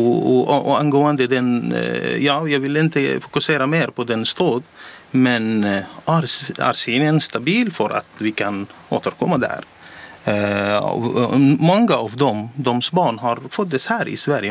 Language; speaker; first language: Swedish; non-native, learner; Arabic